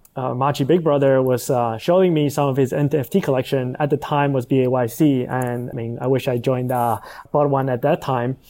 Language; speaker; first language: English; non-native, fluent; Chinese